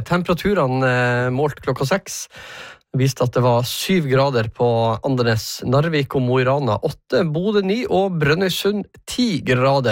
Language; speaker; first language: Norwegian; native; Norwegian